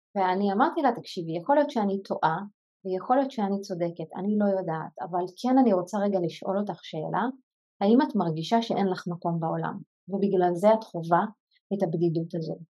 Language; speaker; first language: Hebrew; non-native, local second language; Arabic